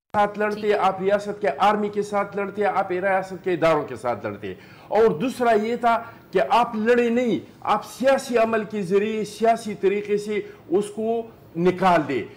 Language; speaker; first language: Urdu; non-native, local second language; Pashto